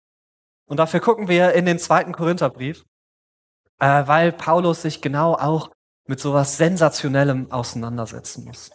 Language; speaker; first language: German; native; German